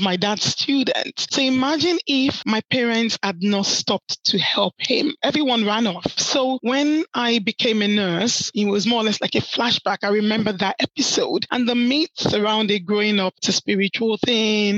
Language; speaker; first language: English; non-native, local second language; Yoruba